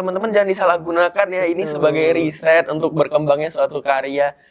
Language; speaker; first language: Indonesian; native; Indonesian